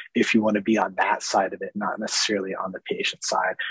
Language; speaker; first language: English; native; English